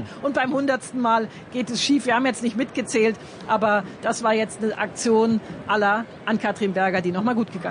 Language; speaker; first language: German; native; German